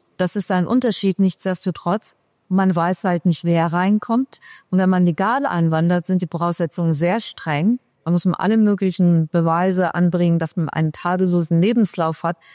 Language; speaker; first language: German; early bilingual, other home language; Persian